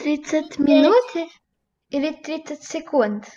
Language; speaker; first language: Russian; early bilingual, heritage; Russian